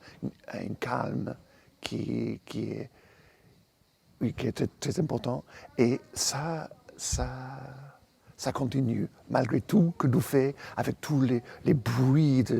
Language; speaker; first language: French; non-native, fluent; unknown